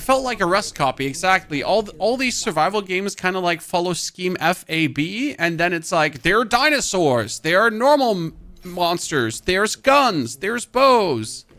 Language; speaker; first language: English; non-native, fluent; German